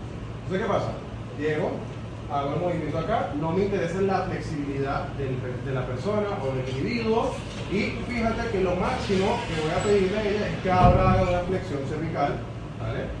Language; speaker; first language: Spanish; native; Spanish